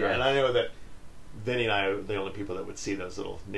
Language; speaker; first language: English; native; English